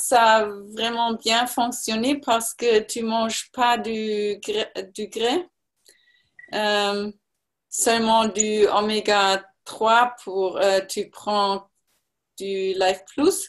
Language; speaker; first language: French; non-native, learner; German